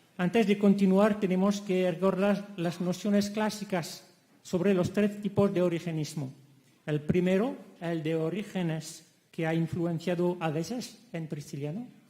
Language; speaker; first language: Spanish; non-native, fluent; French